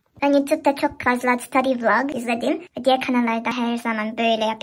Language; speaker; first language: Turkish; non-native, learner; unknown